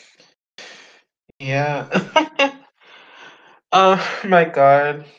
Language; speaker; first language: English; native; English